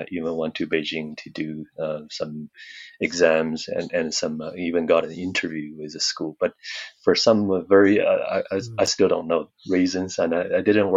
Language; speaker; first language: English; non-native, fluent; Chinese